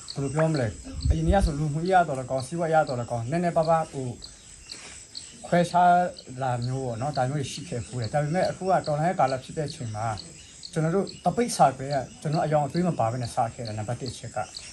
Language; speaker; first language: Burmese; non-native, local second language; Hakha Chin